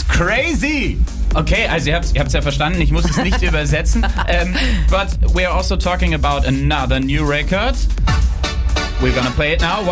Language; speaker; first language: German; native; German